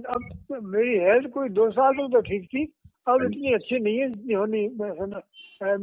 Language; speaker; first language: Hindi; native; Hindi